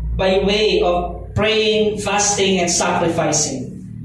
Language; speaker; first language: English; non-native, local second language; Filipino